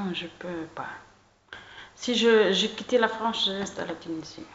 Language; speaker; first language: French; non-native, learner; Arabic